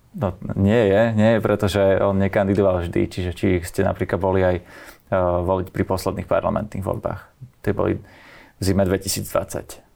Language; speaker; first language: Slovak; native; Slovak